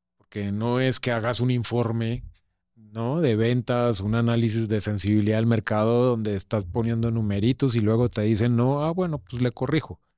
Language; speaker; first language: Spanish; native; Spanish